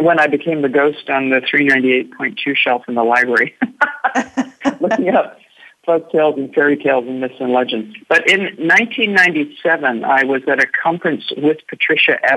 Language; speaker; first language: English; native; English